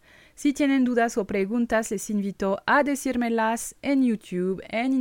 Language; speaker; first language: Spanish; non-native, fluent; French